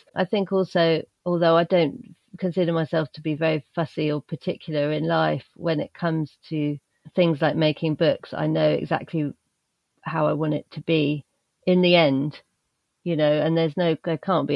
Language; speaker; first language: English; native; English